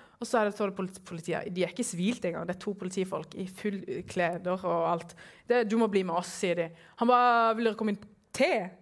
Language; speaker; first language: Norwegian; early bilingual, other home language; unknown